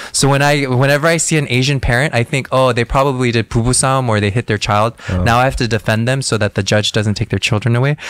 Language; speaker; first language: English; early bilingual, other home language; Korean